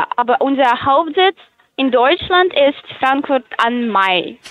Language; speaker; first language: German; non-native, learner; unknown